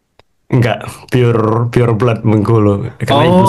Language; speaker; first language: Indonesian; native; Indonesian